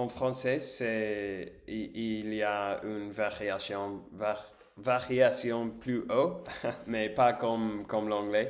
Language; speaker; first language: French; non-native, learner; English